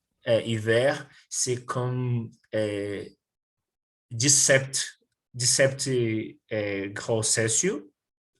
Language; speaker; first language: French; non-native, learner; Portuguese